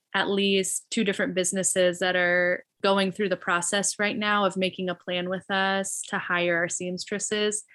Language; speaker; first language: English; native; English